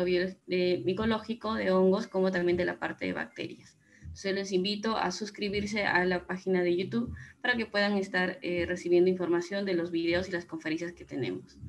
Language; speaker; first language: Spanish; native; Spanish